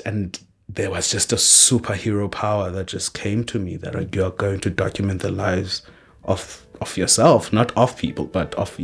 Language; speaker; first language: English; non-native, local second language; Xhosa